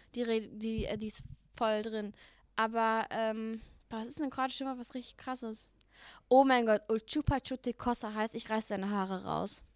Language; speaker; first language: German; native; German